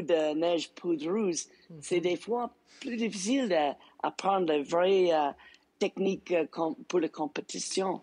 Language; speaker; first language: French; non-native, local second language; English